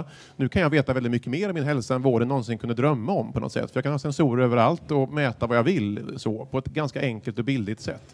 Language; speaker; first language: Swedish; native; Swedish